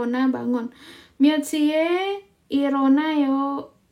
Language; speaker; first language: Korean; non-native, fluent; Indonesian